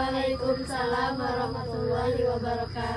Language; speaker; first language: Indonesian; non-native, local second language; Sundanese